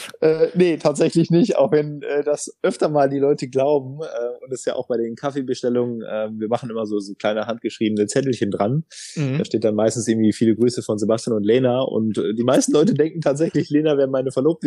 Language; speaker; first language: German; native; German